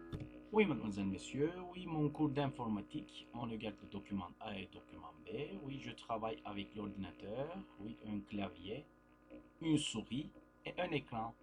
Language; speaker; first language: French; non-native, fluent; Turkish